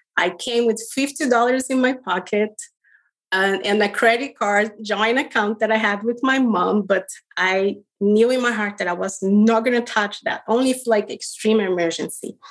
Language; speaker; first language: English; non-native, fluent; Portuguese